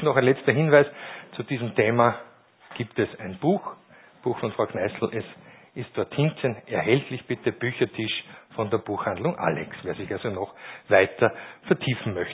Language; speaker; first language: German; native; German